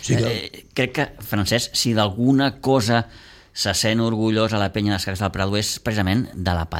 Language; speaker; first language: Catalan; native; Catalan